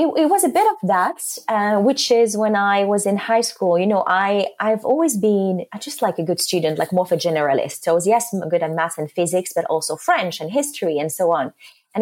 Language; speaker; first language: English; non-native, fluent; Arabic